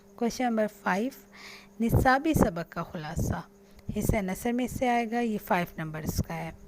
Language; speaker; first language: Urdu; native; Urdu